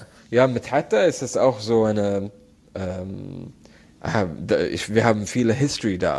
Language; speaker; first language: German; non-native, learner; Arabic